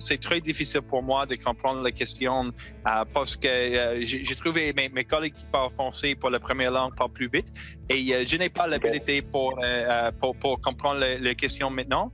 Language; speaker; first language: French; non-native, local second language; English